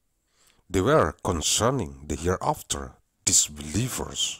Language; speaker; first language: English; non-native, learner; Indonesian